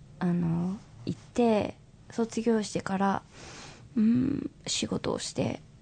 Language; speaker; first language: Japanese; non-native, fluent; English